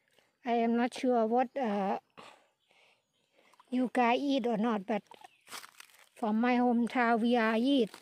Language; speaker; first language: English; non-native, learner; Thai